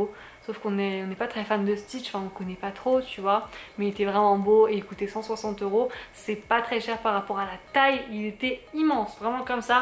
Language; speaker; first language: French; native; French